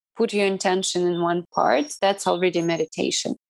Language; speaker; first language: English; non-native, fluent; Russian